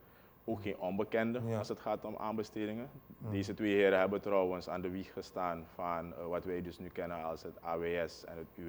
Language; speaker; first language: Dutch; native; Dutch